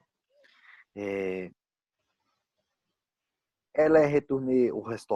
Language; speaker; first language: French; non-native, learner; Portuguese